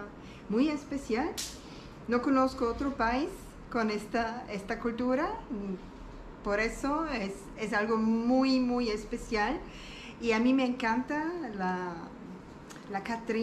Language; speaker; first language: Spanish; non-native, learner; German